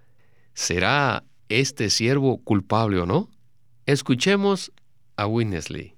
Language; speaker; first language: Spanish; native; Spanish